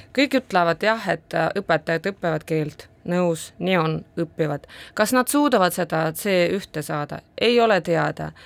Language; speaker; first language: Estonian; non-native, local second language; Russian